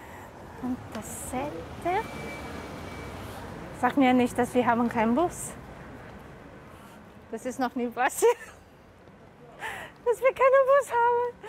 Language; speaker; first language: German; non-native, fluent; Romanian